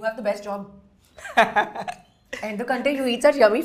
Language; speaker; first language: Telugu; non-native, learner; Hindi